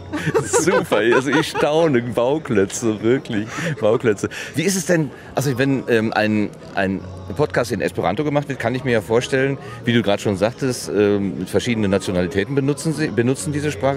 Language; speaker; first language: German; native; German